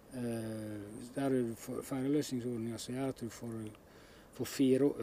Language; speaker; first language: Norwegian; native; Norwegian